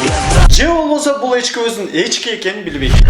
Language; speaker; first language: Kyrgyz; native; Kyrgyz